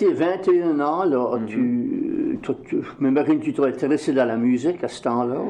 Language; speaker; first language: French; native; French